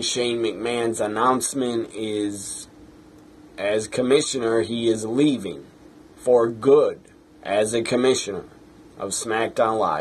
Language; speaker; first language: English; native; English